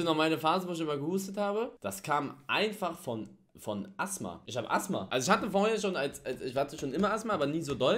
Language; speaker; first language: German; native; German